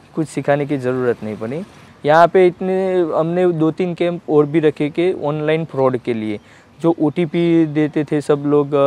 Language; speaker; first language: Hindi; non-native, local second language; Gujarati